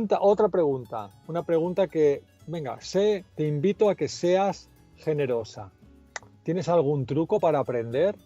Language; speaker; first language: Spanish; native; Spanish